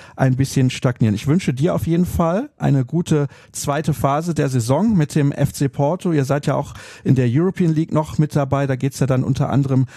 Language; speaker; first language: German; native; German